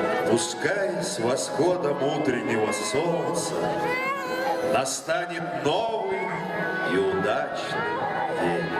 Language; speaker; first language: Russian; native; Russian